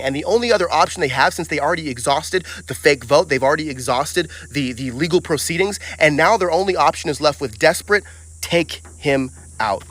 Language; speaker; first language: English; native; English